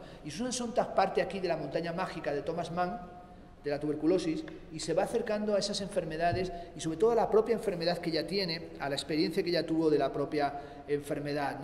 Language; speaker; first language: Spanish; native; Spanish